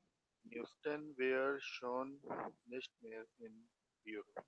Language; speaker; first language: German; non-native, learner; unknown